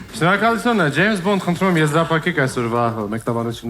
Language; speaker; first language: Armenian; native; Armenian